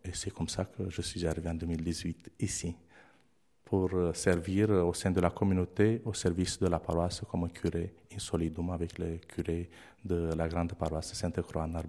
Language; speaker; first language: French; non-native, fluent; Romanian